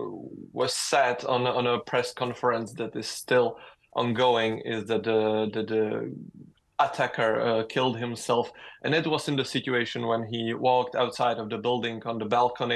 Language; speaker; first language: English; non-native, fluent; Czech